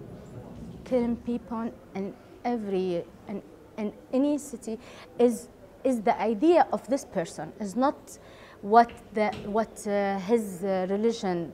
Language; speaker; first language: English; non-native, learner; Arabic